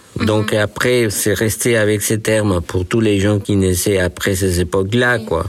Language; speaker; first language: French; non-native, fluent; Spanish